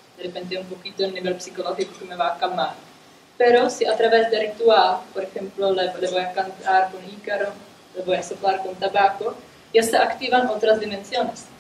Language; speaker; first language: Spanish; non-native, fluent; Czech